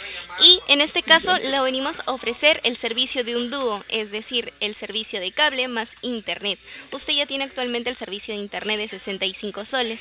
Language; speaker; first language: Spanish; native; Spanish